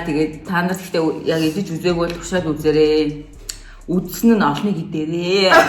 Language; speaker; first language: Mongolian; native; Mongolian